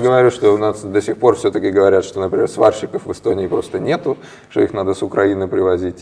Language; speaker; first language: Russian; native; Russian